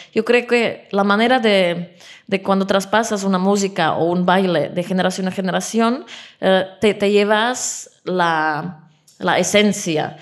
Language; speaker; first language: Spanish; non-native, fluent; Czech